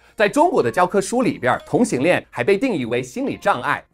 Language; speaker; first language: Chinese; non-native, fluent; English